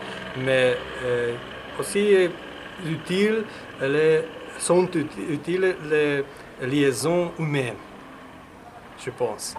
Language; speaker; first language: French; non-native, learner; Hungarian